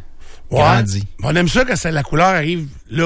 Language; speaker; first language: French; native; French